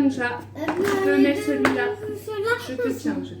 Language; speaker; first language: French; native; French